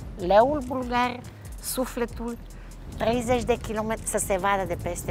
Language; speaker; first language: Romanian; non-native, fluent; Bulgarian